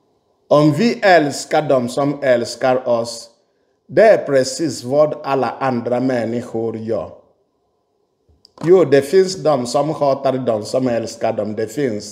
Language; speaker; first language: Swedish; non-native, fluent; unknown